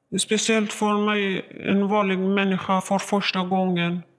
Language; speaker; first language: Swedish; non-native, learner; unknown